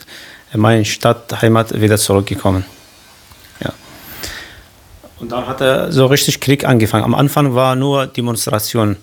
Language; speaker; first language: German; non-native, learner; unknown